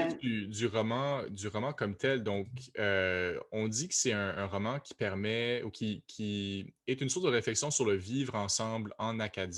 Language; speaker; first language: French; native; French